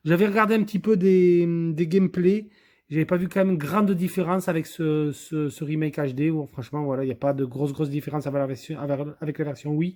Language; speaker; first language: French; native; French